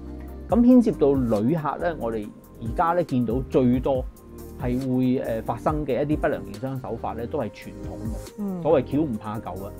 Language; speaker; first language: Cantonese; native; Cantonese